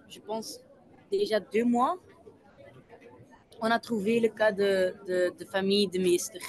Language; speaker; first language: French; non-native, local second language; Dutch